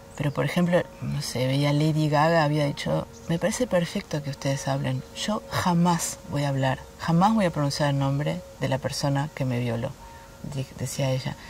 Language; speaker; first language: Spanish; native; Spanish